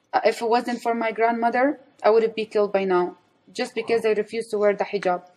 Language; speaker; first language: English; non-native, fluent; Arabic